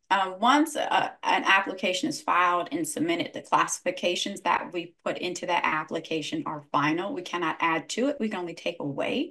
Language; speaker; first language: English; native; English